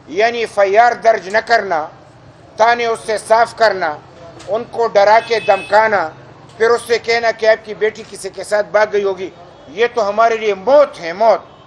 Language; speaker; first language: Urdu; non-native, local second language; Pashto